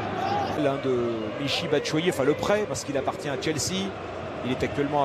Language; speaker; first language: French; native; French